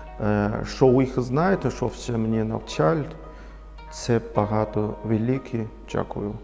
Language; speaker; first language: Ukrainian; non-native, learner; Chinese